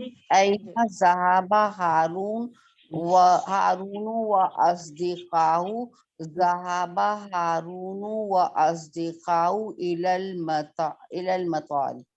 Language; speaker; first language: Arabic; non-native, learner; Urdu